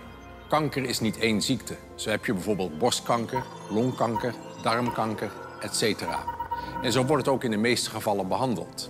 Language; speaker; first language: Dutch; native; Dutch